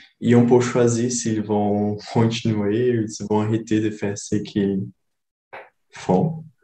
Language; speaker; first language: French; non-native, learner; Portuguese